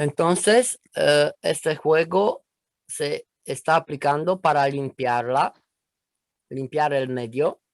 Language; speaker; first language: Spanish; non-native, learner; Romanian